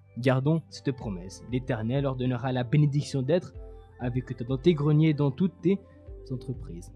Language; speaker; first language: French; native; French